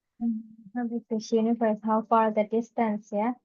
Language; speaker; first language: English; non-native, fluent; Indonesian